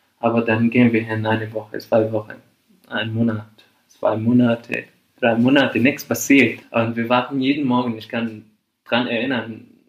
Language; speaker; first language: German; non-native, fluent; Arabic